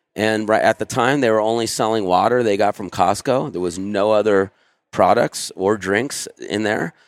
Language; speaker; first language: English; native; English